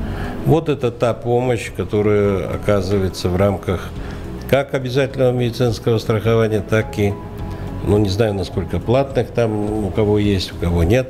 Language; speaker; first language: Russian; native; Russian